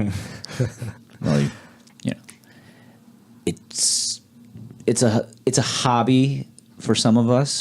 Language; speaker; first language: English; native; English